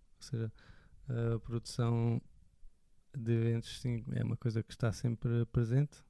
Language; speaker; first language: Portuguese; early bilingual, other home language; French